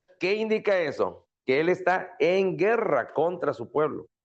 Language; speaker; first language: Spanish; native; Spanish